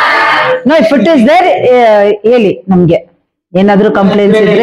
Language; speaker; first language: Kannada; non-native, local second language; Tamil